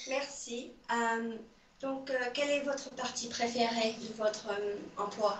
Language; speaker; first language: French; non-native, learner; English